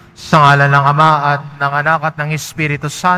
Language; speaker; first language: Filipino; native; Filipino